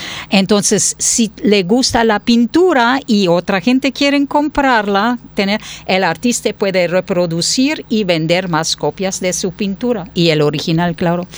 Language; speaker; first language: Spanish; non-native, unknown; French